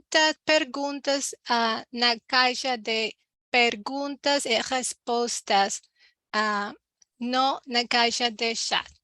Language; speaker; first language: Portuguese; non-native, learner; Spanish